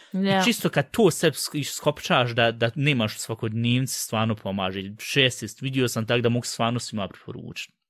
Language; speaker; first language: Bosnian; early bilingual, heritage; Bosnian